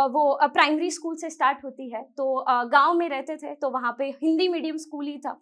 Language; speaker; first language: Hindi; native; Hindi